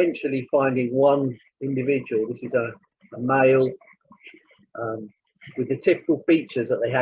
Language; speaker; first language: English; native; English